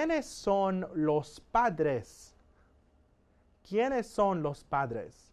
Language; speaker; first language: Spanish; non-native, fluent; English